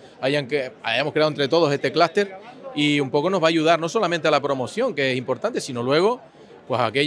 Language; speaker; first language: Spanish; native; Spanish